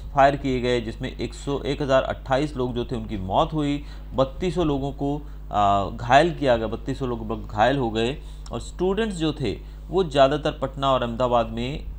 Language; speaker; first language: Hindi; non-native, local second language; Gujarati